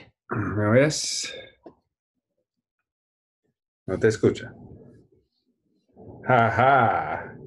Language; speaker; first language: Spanish; non-native, learner; English